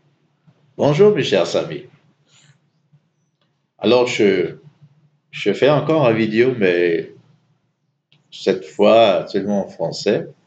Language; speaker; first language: French; non-native, fluent; German